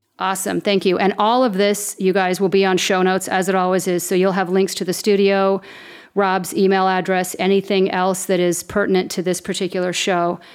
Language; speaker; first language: English; native; English